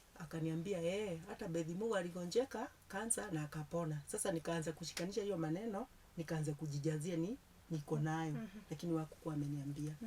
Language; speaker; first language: Swahili; non-native, local second language; Kikuyu